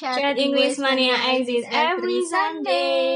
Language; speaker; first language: English; non-native, learner; Indonesian